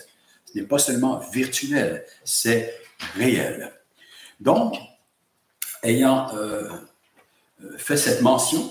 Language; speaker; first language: French; native; French